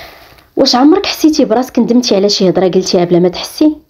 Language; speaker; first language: Arabic; native; Arabic